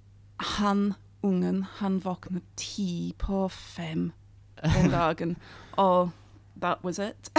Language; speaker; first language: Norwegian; non-native, fluent; English